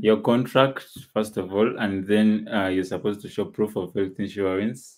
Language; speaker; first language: English; non-native, local second language; Ganda